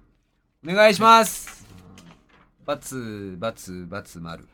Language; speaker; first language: Japanese; native; Japanese